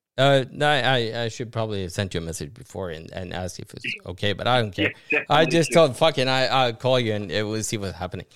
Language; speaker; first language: English; non-native, fluent; Norwegian